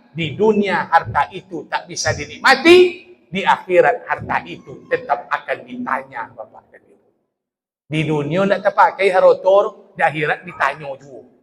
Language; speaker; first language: Malay; native; Malay